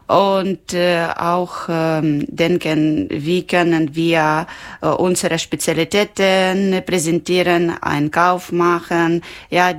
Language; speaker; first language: German; non-native, learner; Ukrainian